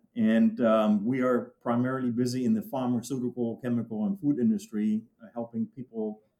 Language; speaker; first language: English; non-native, fluent; German